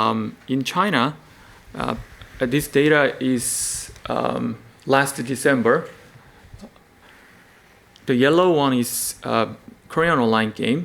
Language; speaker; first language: English; non-native, learner; Korean